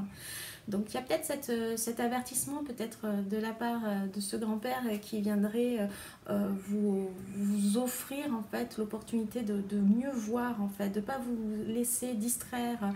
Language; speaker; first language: French; native; French